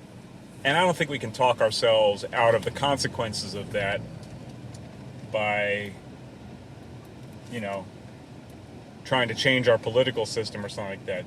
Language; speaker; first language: English; native; English